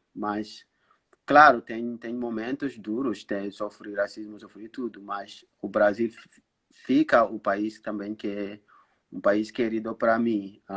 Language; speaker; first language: Portuguese; non-native, fluent; Wolof